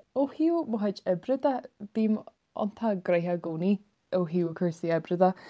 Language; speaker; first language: Irish; native; Irish